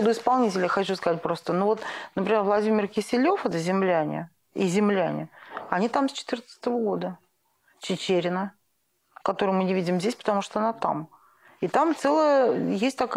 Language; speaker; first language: Russian; native; Russian